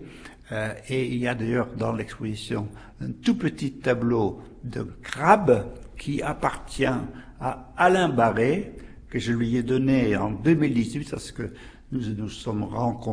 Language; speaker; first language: French; native; French